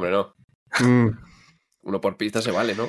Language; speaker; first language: Spanish; native; Spanish